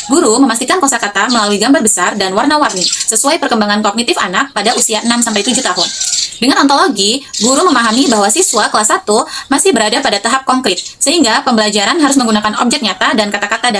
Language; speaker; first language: Indonesian; native; Indonesian